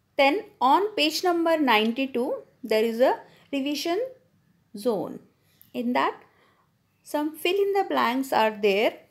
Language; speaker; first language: English; non-native, local second language; Hindi